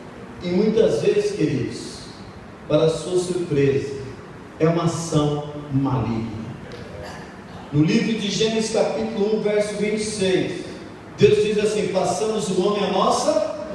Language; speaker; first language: Portuguese; native; Portuguese